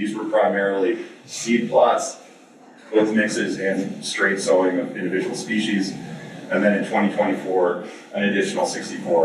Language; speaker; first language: English; native; English